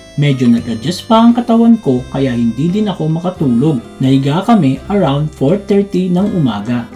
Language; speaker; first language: Filipino; native; Filipino